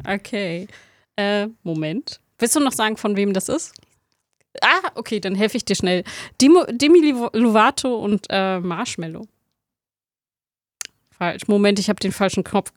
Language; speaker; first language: German; native; German